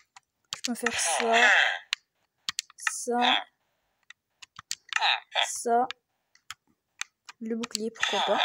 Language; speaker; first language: French; native; French